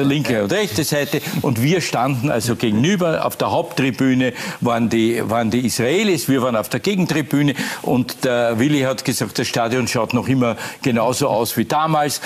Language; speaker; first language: German; native; German